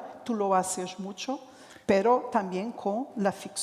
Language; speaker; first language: Spanish; non-native, fluent; Portuguese